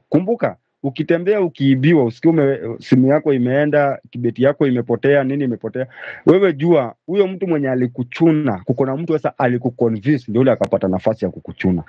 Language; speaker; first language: Swahili; native; Swahili